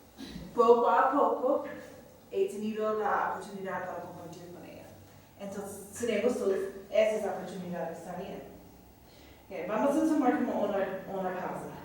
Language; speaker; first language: Spanish; non-native, fluent; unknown